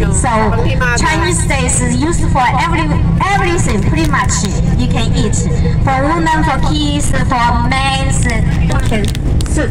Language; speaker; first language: English; non-native, learner; Chinese